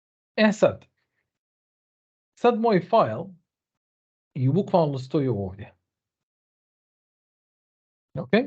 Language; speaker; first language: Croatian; early bilingual, heritage; Bosnian